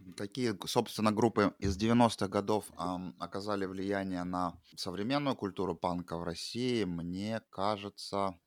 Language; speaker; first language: Russian; native; Russian